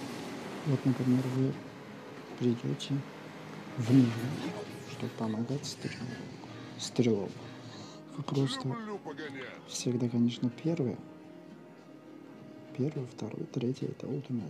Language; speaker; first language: Russian; non-native, local second language; Uzbek